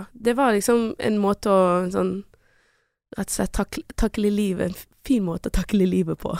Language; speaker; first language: Norwegian; early bilingual, other home language; Portuguese